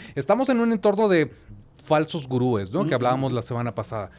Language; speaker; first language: Spanish; native; Spanish